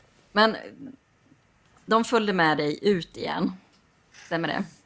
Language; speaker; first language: Swedish; native; Swedish